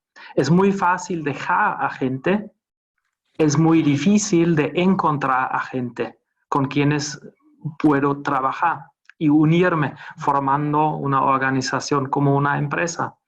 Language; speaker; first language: Spanish; non-native, fluent; German